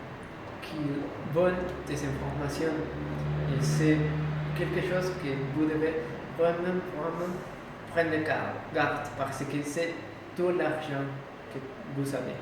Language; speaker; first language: French; non-native, learner; Spanish